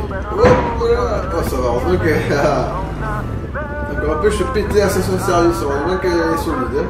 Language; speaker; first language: French; native; French